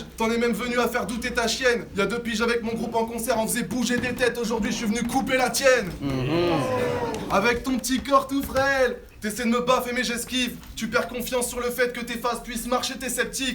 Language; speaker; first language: French; native; French